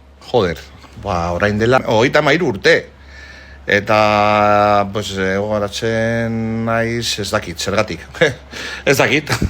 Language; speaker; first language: Basque; non-native, local second language; Spanish